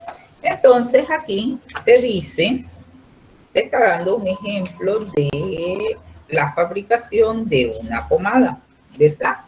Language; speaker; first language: Spanish; native; Spanish